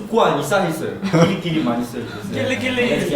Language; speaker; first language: Korean; non-native, learner; Chinese